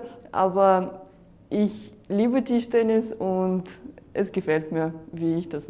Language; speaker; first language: German; non-native, fluent; Russian